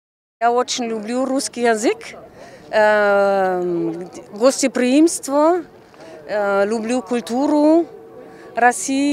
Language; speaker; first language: Russian; non-native, fluent; German